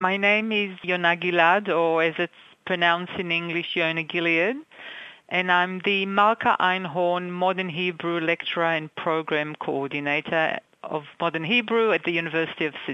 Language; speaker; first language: English; non-native, fluent; Hebrew